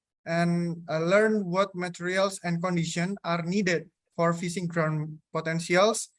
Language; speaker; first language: English; non-native, fluent; Indonesian